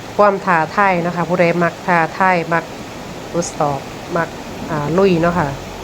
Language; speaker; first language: Thai; native; Thai